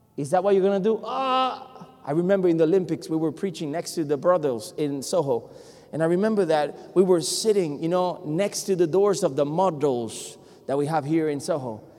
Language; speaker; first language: English; non-native, fluent; Spanish